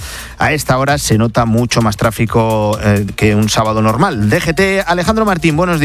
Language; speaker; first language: Spanish; native; Spanish